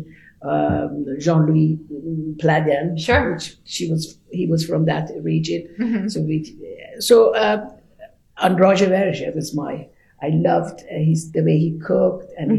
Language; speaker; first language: English; non-native, fluent; Persian